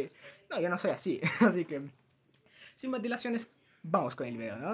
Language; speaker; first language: Spanish; native; Spanish